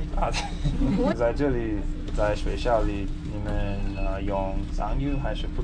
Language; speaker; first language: Chinese; non-native, fluent; English